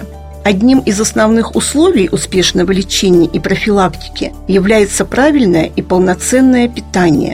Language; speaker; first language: Russian; native; Russian